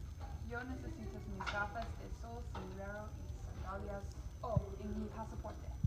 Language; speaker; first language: Spanish; non-native, learner; English